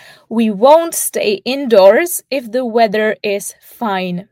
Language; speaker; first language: English; non-native, fluent; Czech